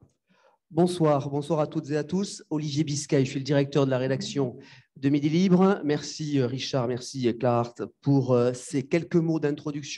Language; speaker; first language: French; native; French